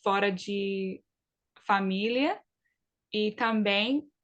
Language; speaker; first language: Portuguese; early bilingual, other home language; English